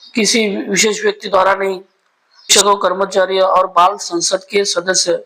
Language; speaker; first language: Hindi; non-native, local second language; Marathi